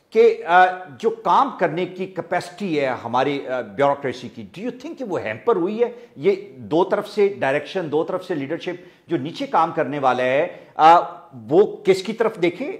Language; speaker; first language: Urdu; native; Urdu